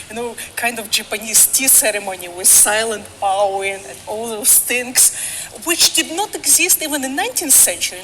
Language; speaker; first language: English; non-native, fluent; Russian